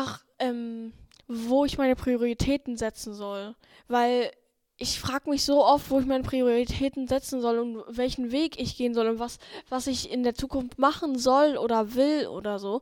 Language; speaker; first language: German; native; German